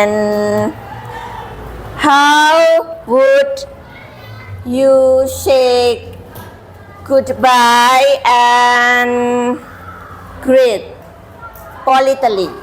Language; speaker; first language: English; non-native, fluent; Indonesian